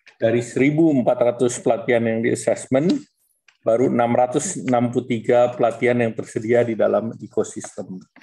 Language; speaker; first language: Indonesian; native; Indonesian